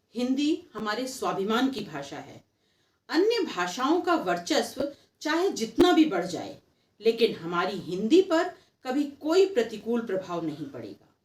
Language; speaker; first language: Hindi; native; Hindi